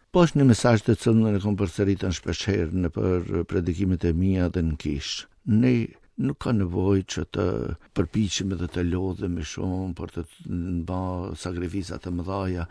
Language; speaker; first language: Albanian; native; Albanian